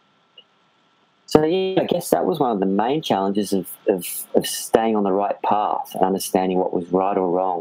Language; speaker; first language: English; native; English